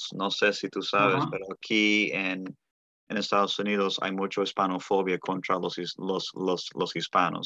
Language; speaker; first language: Spanish; early bilingual, heritage; Spanish